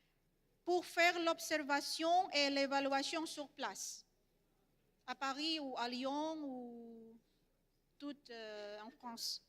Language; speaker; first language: French; non-native, fluent; Indonesian